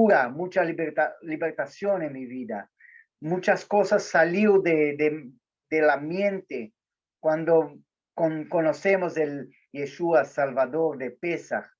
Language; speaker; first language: Spanish; non-native, learner; Portuguese